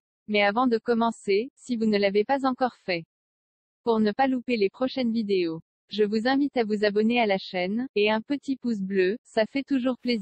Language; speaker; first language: French; native; French